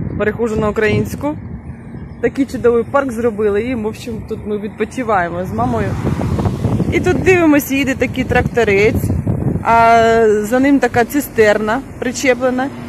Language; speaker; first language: Ukrainian; non-native, local second language; Russian